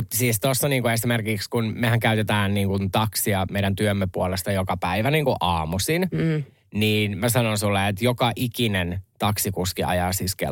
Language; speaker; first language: Finnish; native; Finnish